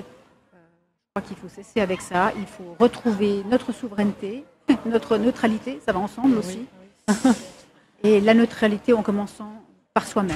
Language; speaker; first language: French; native; French